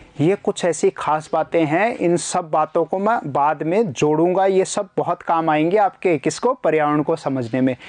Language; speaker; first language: Hindi; native; Hindi